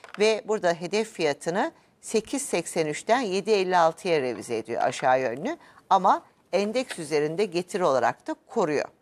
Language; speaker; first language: Turkish; native; Turkish